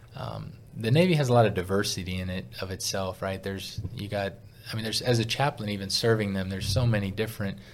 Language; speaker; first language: English; native; English